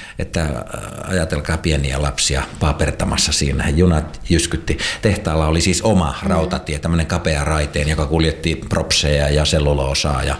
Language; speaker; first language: Finnish; native; Finnish